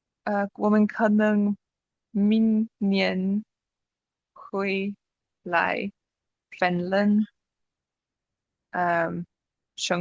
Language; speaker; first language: Chinese; non-native, learner; English